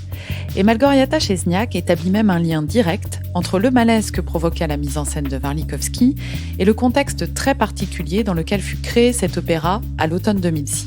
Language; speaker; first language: French; native; French